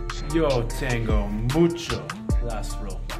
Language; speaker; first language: Spanish; non-native, learner; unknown